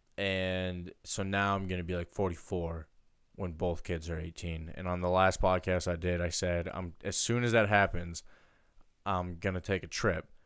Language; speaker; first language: English; native; English